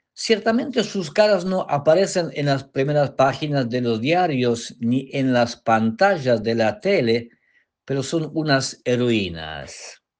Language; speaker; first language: Spanish; non-native, fluent; Polish